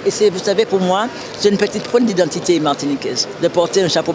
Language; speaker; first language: French; native; French